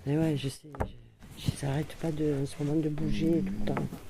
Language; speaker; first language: French; native; French